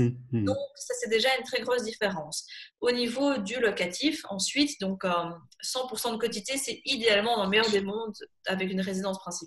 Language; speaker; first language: French; native; French